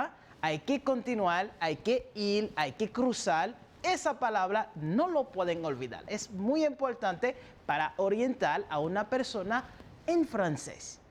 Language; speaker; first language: Spanish; non-native, fluent; French